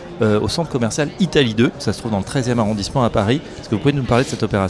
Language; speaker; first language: French; native; French